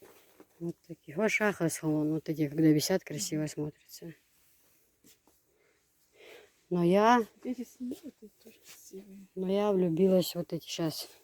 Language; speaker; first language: Russian; non-native, local second language; Chechen